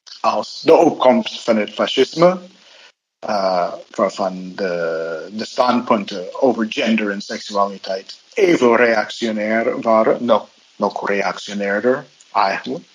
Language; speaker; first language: Dutch; non-native, fluent; English